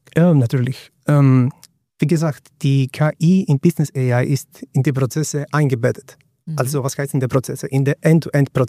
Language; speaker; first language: German; non-native, fluent; Greek